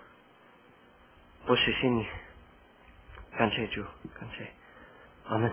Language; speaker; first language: Chinese; non-native, learner; English